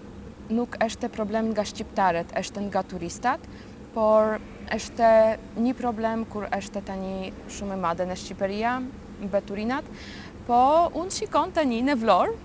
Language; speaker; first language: Albanian; non-native, learner; Polish